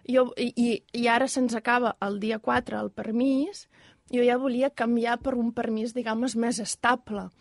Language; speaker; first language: Catalan; non-native, fluent; Ukrainian